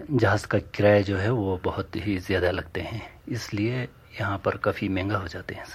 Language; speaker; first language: Urdu; non-native, local second language; Ladakhi